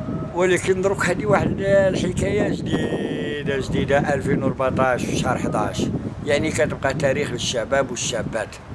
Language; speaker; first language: Arabic; native; Arabic